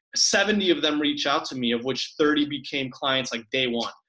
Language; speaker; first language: English; early bilingual, other home language; Spanish